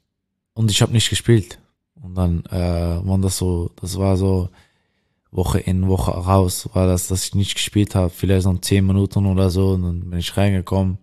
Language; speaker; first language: German; non-native, learner; Dutch